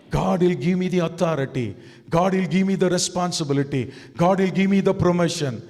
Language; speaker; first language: English; non-native, local second language; Tamil